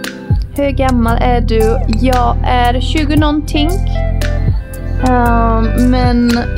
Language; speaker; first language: Swedish; early bilingual, other home language; Greek